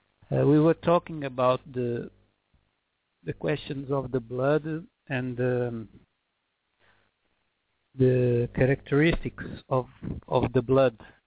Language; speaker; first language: English; non-native, fluent; Portuguese